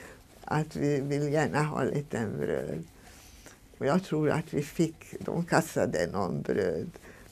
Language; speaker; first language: Swedish; non-native, fluent; Hungarian